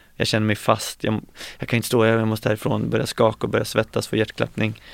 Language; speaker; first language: Swedish; native; Swedish